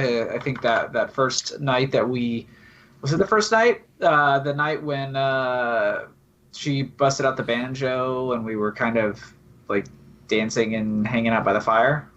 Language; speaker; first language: English; native; English